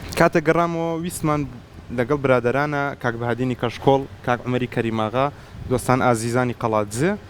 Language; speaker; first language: Central Kurdish; early bilingual, heritage; Central Kurdish